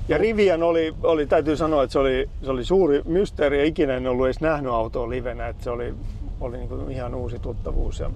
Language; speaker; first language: Finnish; native; Finnish